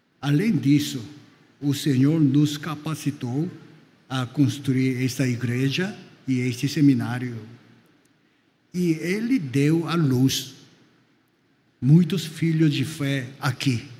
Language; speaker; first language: Portuguese; non-native, fluent; Korean